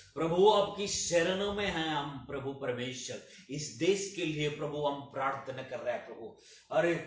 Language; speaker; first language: Hindi; non-native, local second language; Telugu